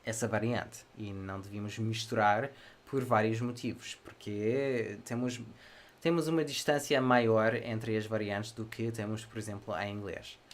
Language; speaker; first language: Portuguese; non-native, fluent; English